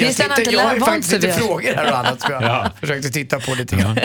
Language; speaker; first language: Swedish; native; Swedish